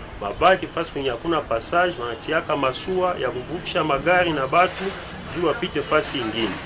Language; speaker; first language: Swahili; native; Swahili